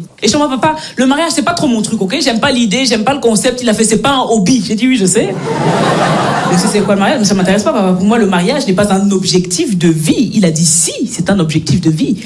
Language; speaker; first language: French; native; French